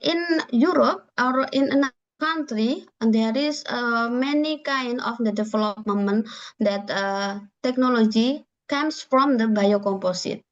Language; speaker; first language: English; non-native, learner; Indonesian